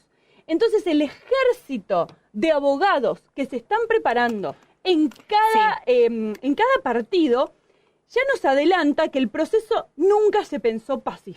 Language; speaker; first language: Spanish; native; Spanish